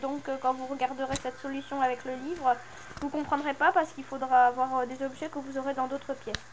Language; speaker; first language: French; native; French